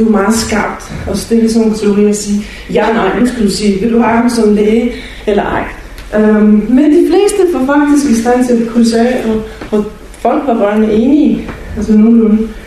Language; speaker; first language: Danish; non-native, fluent; Bulgarian